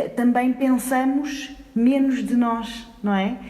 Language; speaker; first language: Portuguese; native; Portuguese